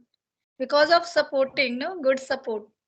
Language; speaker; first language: English; non-native, learner; Hindi